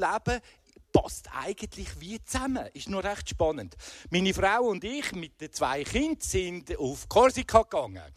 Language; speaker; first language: German; native; German